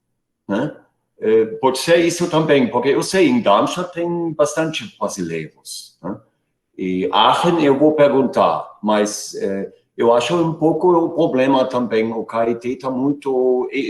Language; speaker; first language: Portuguese; non-native, fluent; German